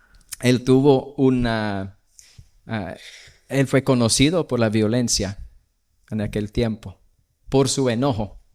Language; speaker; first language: Spanish; non-native, fluent; English